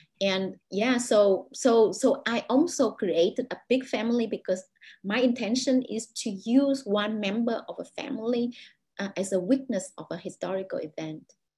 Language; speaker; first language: English; non-native, fluent; Vietnamese